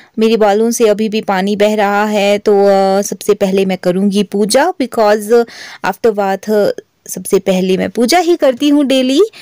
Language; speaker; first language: Hindi; native; Hindi